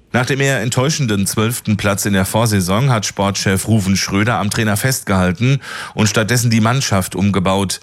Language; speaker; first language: German; native; German